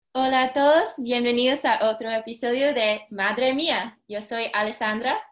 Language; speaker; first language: Spanish; early bilingual, heritage; Spanish